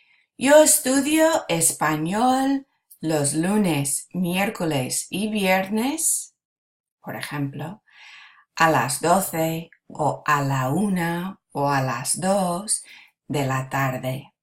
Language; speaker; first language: Spanish; non-native, fluent; English